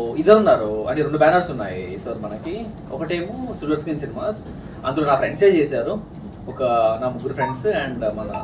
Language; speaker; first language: Telugu; native; Telugu